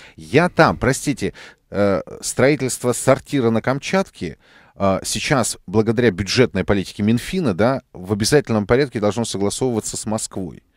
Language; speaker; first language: Russian; native; Russian